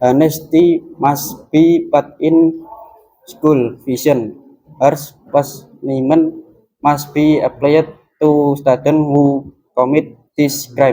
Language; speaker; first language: English; non-native, learner; Indonesian